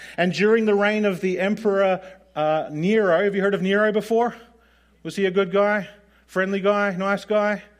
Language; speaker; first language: English; native; English